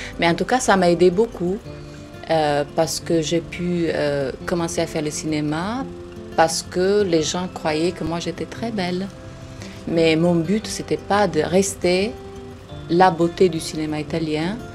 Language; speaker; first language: French; non-native, fluent; Italian